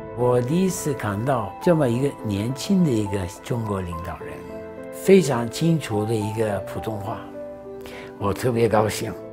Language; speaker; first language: Chinese; non-native, fluent; Turkish